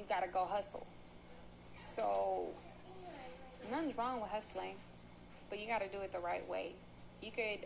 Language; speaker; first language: English; early bilingual, other home language; Spanish